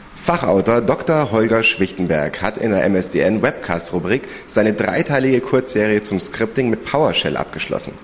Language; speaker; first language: German; native; German